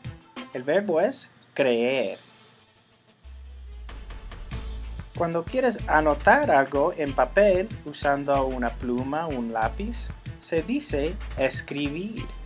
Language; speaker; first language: Spanish; non-native, fluent; English